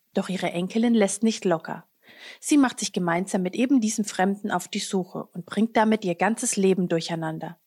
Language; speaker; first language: German; native; German